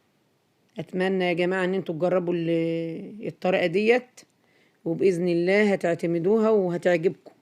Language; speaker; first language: Arabic; native; Arabic